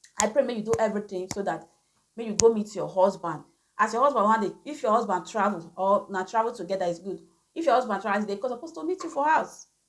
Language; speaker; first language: Nigerian Pidgin; native; Nigerian Pidgin